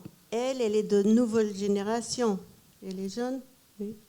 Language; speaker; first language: French; non-native, fluent; Persian